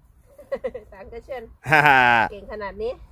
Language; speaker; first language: Thai; non-native, local second language; Lao